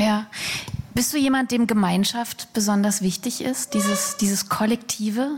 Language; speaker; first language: German; native; German